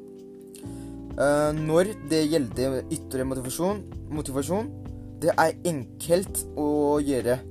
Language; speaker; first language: Norwegian; non-native, learner; Thai